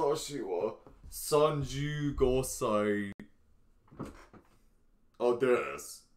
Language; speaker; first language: Japanese; non-native, learner; English